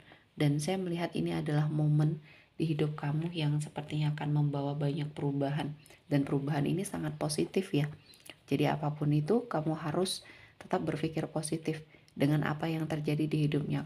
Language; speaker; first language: Indonesian; native; Indonesian